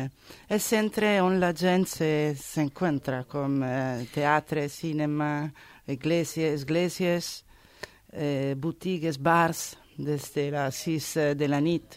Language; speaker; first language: Catalan; non-native, learner; Italian